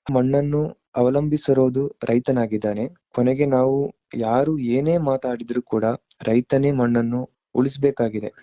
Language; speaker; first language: Kannada; native; Kannada